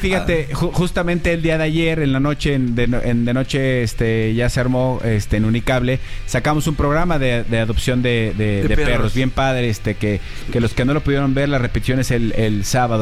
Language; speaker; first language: Spanish; native; Spanish